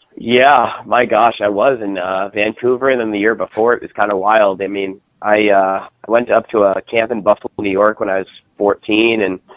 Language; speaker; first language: English; native; English